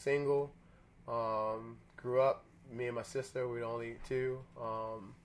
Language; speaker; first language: English; native; English